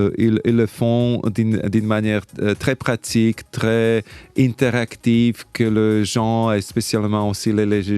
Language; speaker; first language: French; non-native, fluent; Slovak